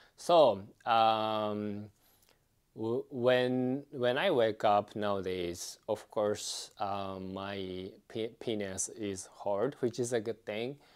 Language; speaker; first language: English; non-native, fluent; Japanese